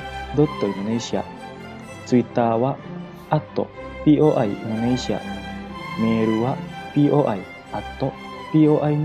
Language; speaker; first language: Japanese; non-native, fluent; Indonesian